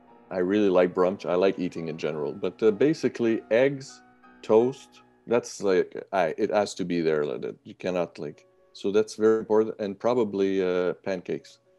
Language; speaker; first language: English; non-native, fluent; French